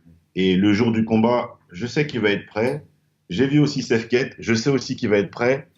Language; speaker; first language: French; native; French